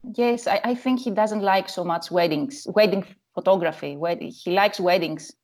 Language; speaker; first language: English; non-native, learner; Greek